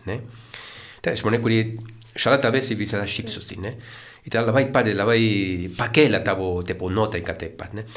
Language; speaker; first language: Lithuanian; non-native, fluent; Spanish